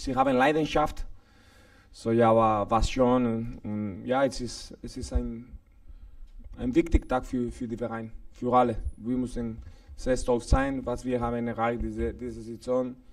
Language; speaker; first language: German; non-native, learner; Spanish